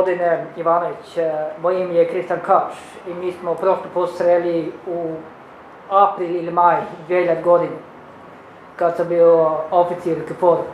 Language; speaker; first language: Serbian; non-native, learner; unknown